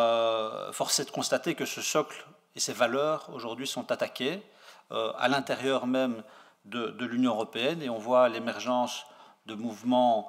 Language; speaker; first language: French; native; French